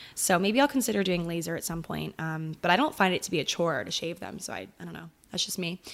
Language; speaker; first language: English; early bilingual, other home language; Italian